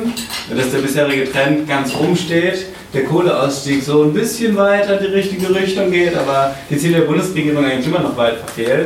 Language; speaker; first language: German; native; German